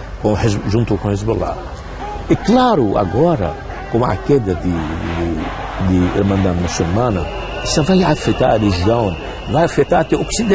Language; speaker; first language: Portuguese; non-native, fluent; Arabic